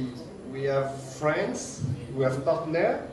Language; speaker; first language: English; non-native, learner; French